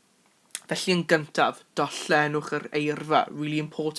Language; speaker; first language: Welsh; non-native, local second language; English